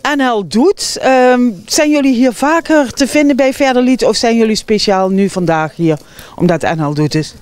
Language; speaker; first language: Dutch; native; Dutch